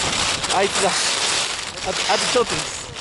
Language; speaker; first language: Japanese; native; Japanese